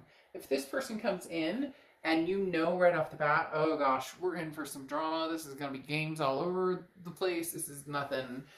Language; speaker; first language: English; native; English